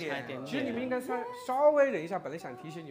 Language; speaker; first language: Chinese; native; Chinese